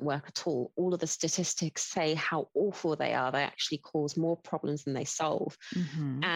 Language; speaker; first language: English; native; English